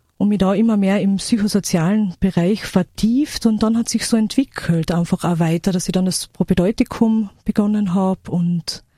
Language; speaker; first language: German; native; German